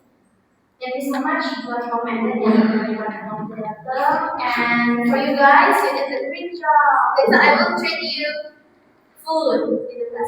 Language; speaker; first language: English; non-native, fluent; Indonesian